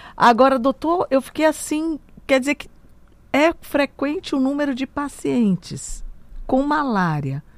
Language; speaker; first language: Portuguese; native; Portuguese